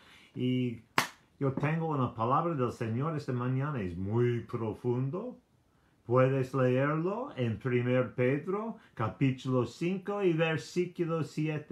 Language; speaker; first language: Spanish; non-native, learner; English